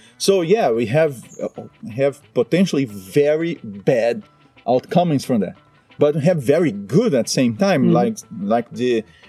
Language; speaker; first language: English; non-native, fluent; Portuguese